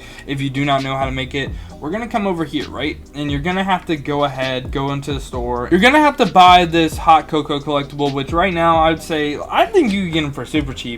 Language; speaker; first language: English; native; English